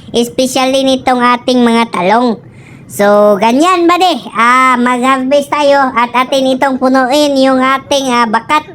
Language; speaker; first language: Filipino; non-native, local second language; Cebuano